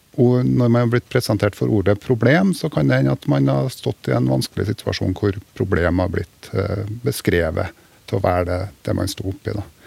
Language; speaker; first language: Norwegian; native; Norwegian